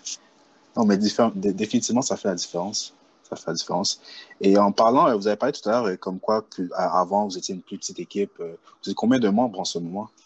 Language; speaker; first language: French; native; French